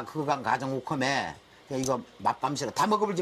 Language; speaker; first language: Korean; native; Korean